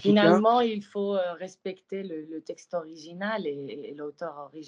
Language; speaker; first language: French; non-native, fluent; Spanish